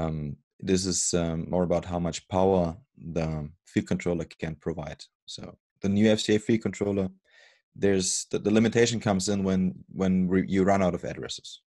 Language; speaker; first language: English; non-native, fluent; German